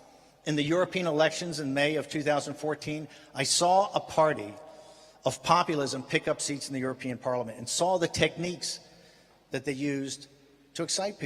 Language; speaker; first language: English; native; English